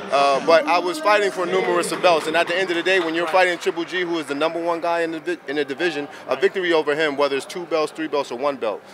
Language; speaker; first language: English; native; English